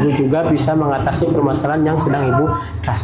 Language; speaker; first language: Indonesian; native; Indonesian